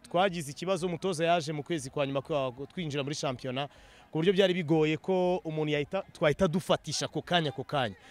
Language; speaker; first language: Kinyarwanda; native; Kinyarwanda